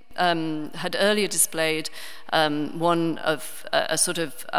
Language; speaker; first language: English; native; English